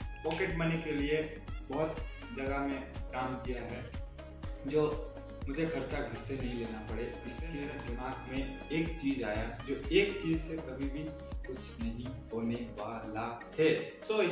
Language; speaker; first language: Hindi; non-native, local second language; Bangla